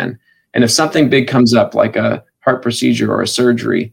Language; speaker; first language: English; native; English